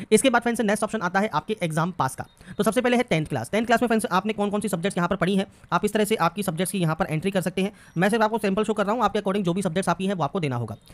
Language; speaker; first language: Hindi; native; Hindi